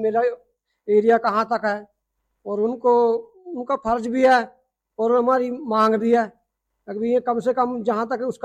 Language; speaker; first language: Hindi; native; Hindi